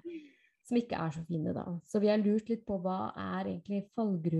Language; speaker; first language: Norwegian; non-native, fluent; Spanish